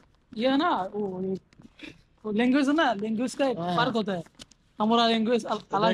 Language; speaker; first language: Hindi; non-native, learner; Bangla